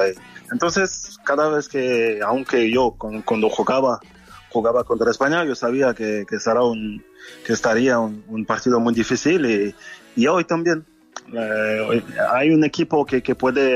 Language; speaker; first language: Spanish; non-native, fluent; French